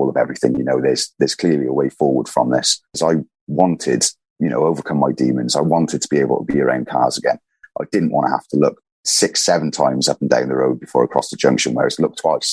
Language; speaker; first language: English; native; English